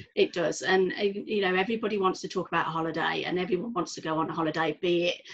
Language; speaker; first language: English; native; English